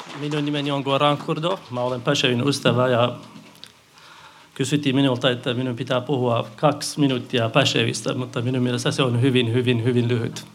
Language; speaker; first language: Finnish; non-native, fluent; Central Kurdish